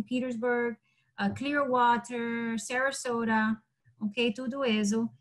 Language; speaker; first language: Portuguese; non-native, learner; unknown